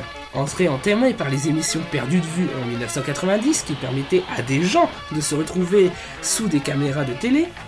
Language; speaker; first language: French; native; French